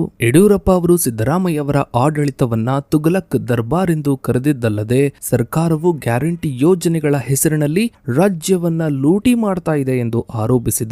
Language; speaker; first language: Kannada; native; Kannada